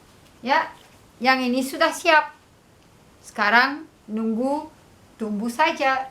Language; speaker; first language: Indonesian; non-native, fluent; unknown